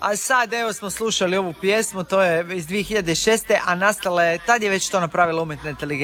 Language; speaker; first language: Serbian; native; Serbian